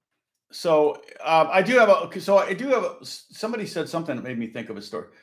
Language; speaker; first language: English; native; English